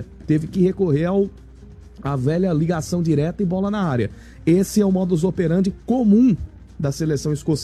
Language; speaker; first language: Portuguese; native; Portuguese